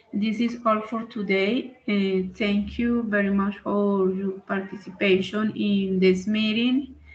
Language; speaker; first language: English; non-native, learner; Spanish